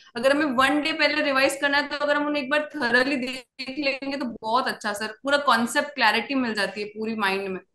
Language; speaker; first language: Hindi; native; Hindi